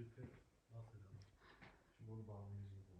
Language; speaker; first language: Turkish; non-native, learner; Italian